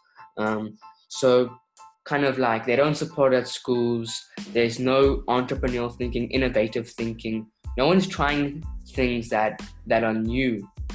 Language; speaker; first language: English; native; English